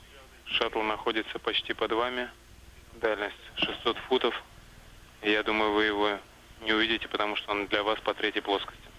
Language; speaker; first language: Russian; native; Russian